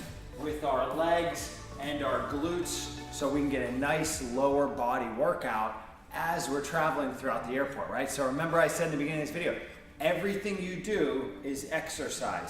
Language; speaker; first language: English; native; English